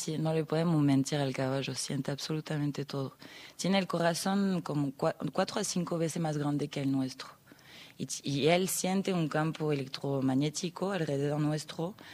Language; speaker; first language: Spanish; non-native, fluent; French